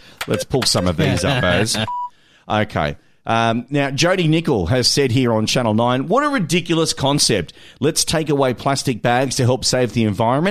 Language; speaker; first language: English; native; English